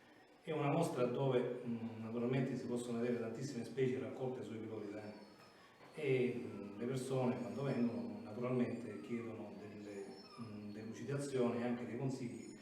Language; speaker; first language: Italian; native; Italian